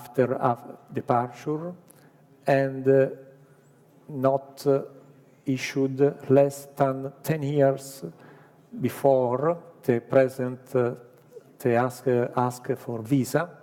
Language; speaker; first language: English; non-native, learner; Italian